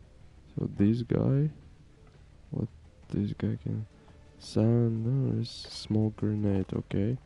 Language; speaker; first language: English; non-native, learner; Ukrainian